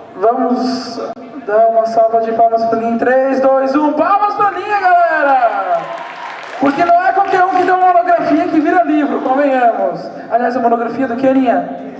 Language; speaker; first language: Portuguese; native; Portuguese